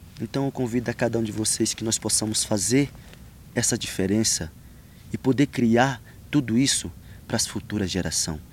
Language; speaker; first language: Portuguese; non-native, local second language; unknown